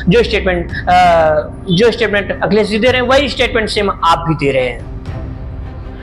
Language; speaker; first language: Hindi; native; Hindi